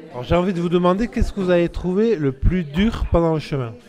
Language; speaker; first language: French; native; French